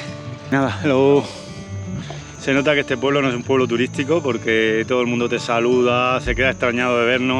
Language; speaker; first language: Spanish; native; Spanish